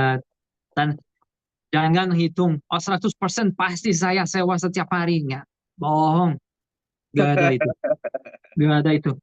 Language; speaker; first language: Indonesian; non-native, learner; Portuguese